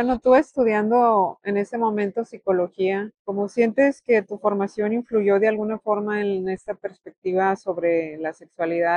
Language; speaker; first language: Spanish; native; Spanish